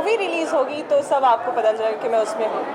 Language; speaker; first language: Hindi; native; Hindi